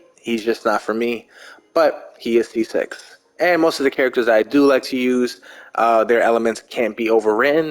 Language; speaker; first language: English; native; English